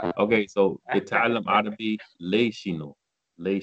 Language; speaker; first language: Arabic; non-native, learner; English